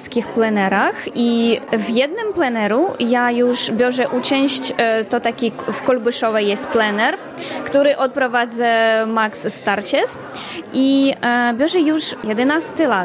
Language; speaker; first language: Polish; non-native, learner; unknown